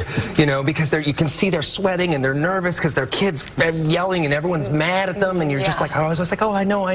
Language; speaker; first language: English; native; English